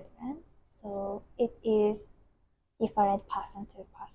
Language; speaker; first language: English; non-native, learner; Japanese